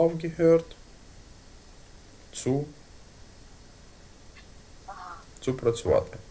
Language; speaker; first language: German; non-native, fluent; Ukrainian